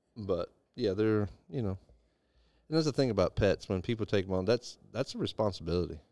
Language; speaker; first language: English; native; English